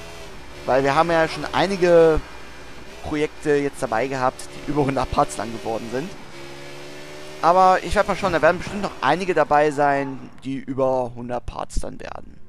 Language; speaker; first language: German; native; German